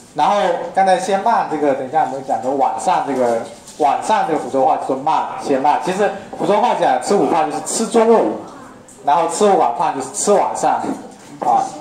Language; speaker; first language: Chinese; native; Chinese